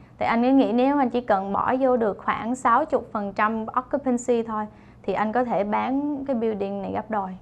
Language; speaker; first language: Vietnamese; early bilingual, heritage; Vietnamese